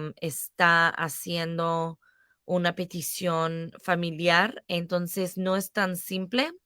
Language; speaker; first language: Spanish; non-native, fluent; English